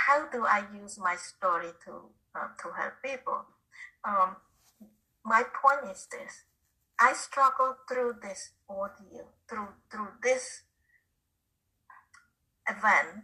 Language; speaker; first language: English; non-native, fluent; Khmer